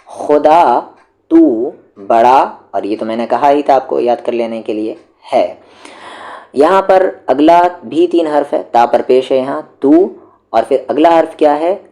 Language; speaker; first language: Urdu; native; Urdu